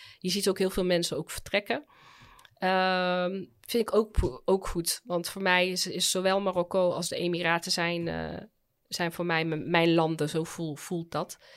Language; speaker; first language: Dutch; early bilingual, other home language; Arabic